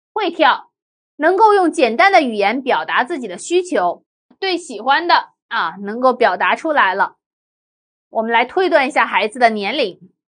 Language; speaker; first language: Chinese; native; Chinese